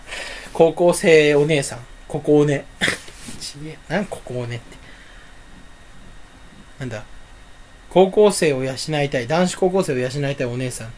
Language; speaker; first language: Japanese; native; Japanese